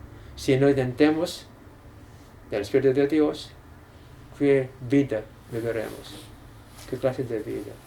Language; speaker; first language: Spanish; non-native, learner; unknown